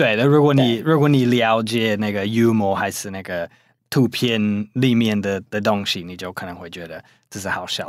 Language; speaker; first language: Chinese; non-native, fluent; English